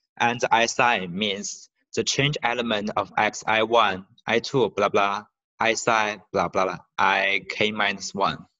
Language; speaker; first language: English; non-native, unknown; Chinese